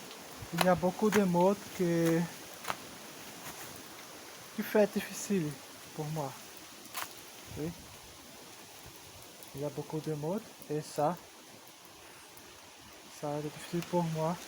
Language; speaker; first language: French; non-native, learner; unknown